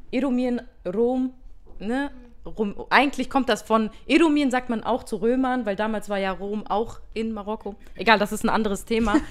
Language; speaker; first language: German; early bilingual, other home language; Berber languages